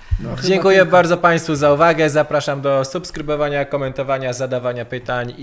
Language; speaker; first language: Polish; native; Polish